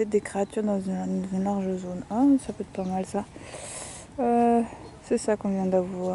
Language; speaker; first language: French; native; French